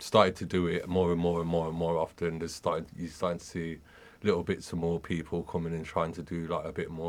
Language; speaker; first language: English; native; English